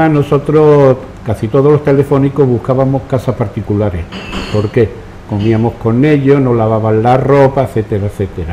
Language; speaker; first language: Spanish; native; Spanish